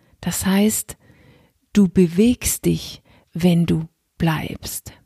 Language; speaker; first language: German; non-native, fluent; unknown